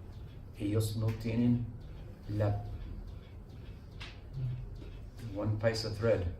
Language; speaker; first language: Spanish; non-native, learner; English